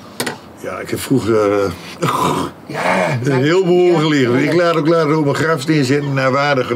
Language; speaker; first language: Dutch; native; Dutch